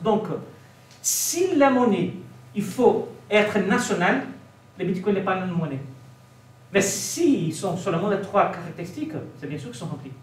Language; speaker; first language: French; non-native, learner; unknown